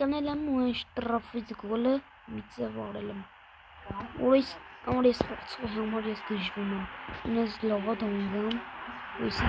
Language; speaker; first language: Armenian; native; Armenian